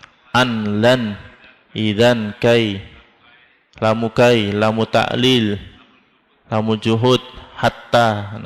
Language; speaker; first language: Arabic; non-native, fluent; Indonesian